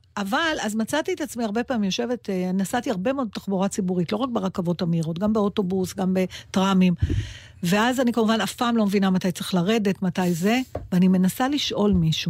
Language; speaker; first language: Hebrew; native; Hebrew